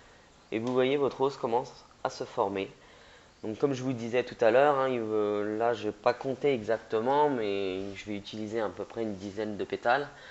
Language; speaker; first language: French; native; French